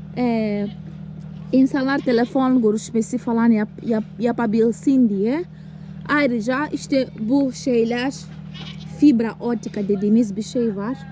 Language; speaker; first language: Turkish; non-native, fluent; Portuguese